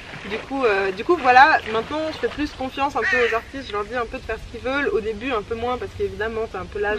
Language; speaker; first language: French; native; French